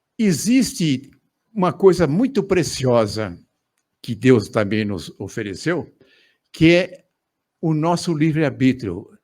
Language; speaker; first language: Portuguese; native; Portuguese